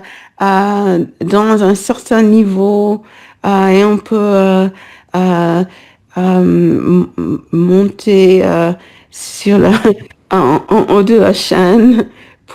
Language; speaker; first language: French; non-native, learner; English